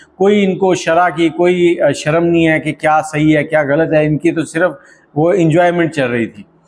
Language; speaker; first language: Urdu; native; Urdu